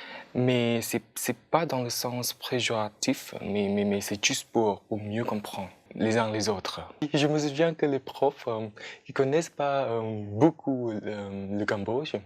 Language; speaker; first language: French; non-native, fluent; Khmer